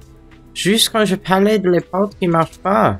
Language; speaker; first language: French; non-native, local second language; English